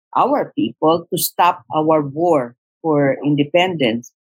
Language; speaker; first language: English; non-native, local second language; Tausug